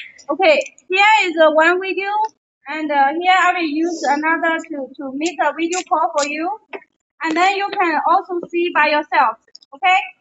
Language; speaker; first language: English; non-native, learner; Chinese